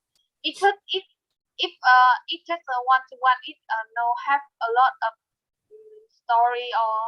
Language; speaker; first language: English; non-native, learner; Vietnamese